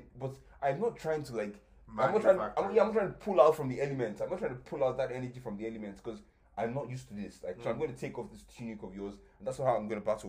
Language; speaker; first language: English; non-native, local second language; Yoruba